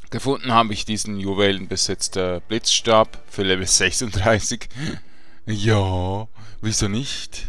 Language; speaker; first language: German; native; German